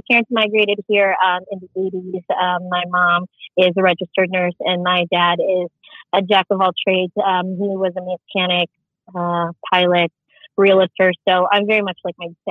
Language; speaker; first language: English; early bilingual, other home language; Filipino